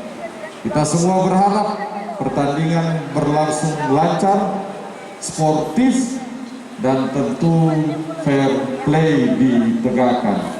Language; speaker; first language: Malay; non-native, local second language; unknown